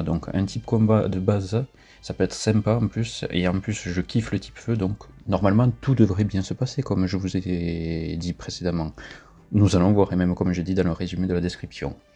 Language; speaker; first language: French; native; French